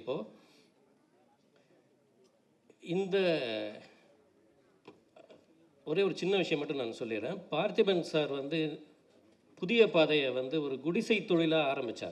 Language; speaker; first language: Tamil; native; Tamil